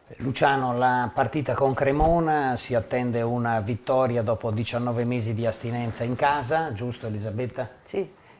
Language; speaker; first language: Italian; native; Italian